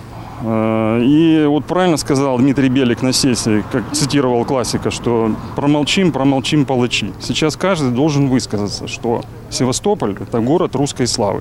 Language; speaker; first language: Russian; native; Russian